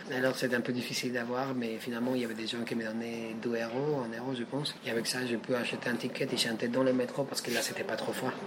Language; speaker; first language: French; non-native, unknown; Spanish